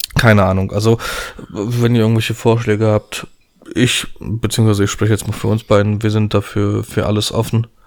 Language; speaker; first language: German; early bilingual, other home language; Polish